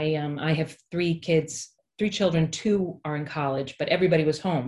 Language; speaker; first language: English; native; English